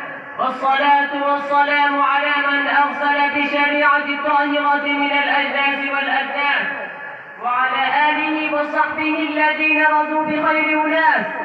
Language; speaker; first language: Arabic; non-native, learner; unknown